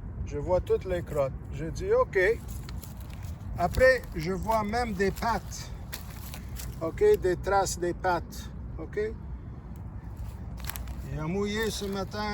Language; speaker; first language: French; non-native, local second language; English